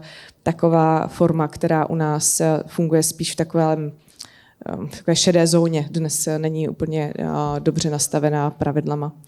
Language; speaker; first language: Czech; native; Czech